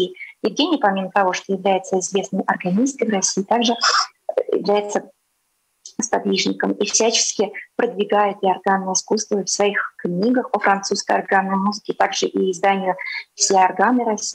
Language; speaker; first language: Russian; native; Russian